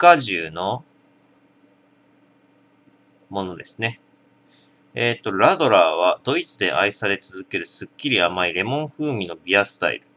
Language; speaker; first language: Japanese; native; Japanese